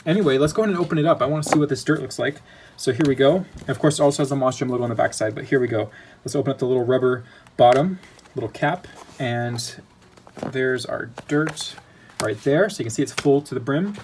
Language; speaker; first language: English; native; English